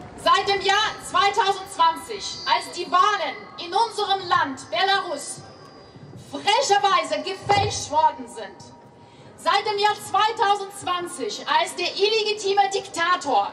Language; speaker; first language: German; non-native, fluent; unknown